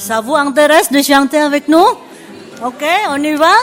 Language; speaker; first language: French; non-native, fluent; Indonesian